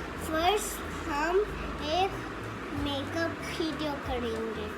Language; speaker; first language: Hindi; non-native, local second language; Assamese